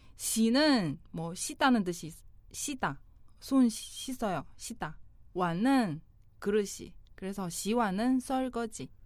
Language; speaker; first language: Korean; non-native, fluent; Chinese